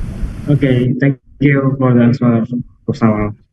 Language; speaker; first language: English; non-native, learner; Indonesian